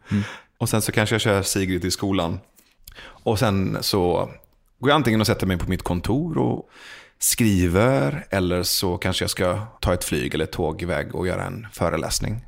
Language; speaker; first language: Swedish; early bilingual, other home language; Persian